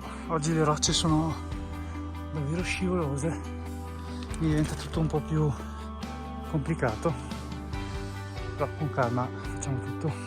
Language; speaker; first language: Italian; native; Italian